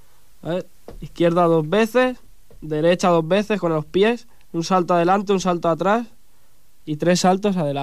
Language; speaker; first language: Spanish; native; Spanish